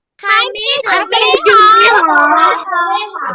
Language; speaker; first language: Chinese; non-native, learner; Burmese